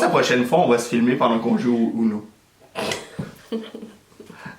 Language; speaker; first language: French; native; French